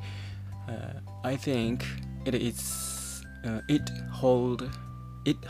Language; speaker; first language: English; non-native, learner; Japanese